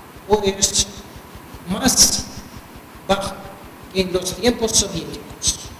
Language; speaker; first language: Spanish; non-native, fluent; Russian